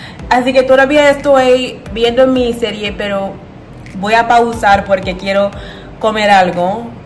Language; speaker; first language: Spanish; non-native, learner; English